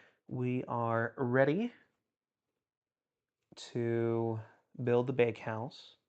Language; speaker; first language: English; native; English